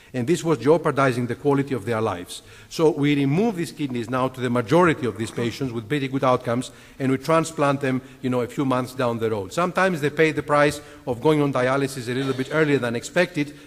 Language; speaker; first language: English; non-native, fluent; Greek